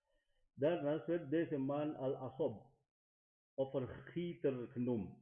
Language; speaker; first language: Dutch; non-native, fluent; Indonesian